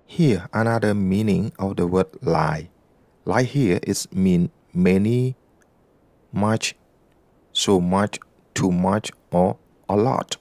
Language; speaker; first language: English; non-native, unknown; Lao